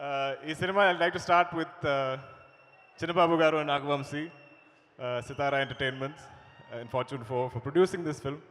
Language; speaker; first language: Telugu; non-native, learner; Malayalam